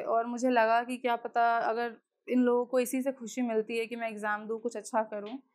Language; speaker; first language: Hindi; native; Hindi